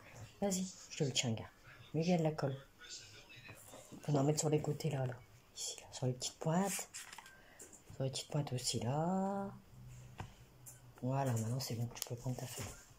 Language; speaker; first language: French; native; French